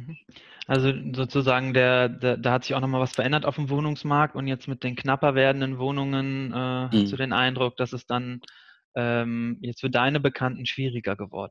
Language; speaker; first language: German; native; German